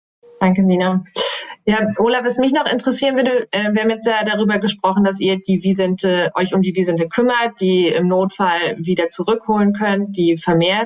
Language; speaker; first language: German; native; German